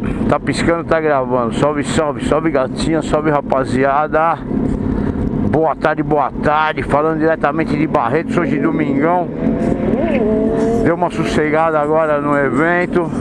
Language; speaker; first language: Portuguese; native; Portuguese